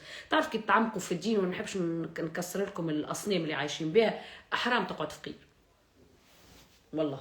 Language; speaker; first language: Arabic; native; Arabic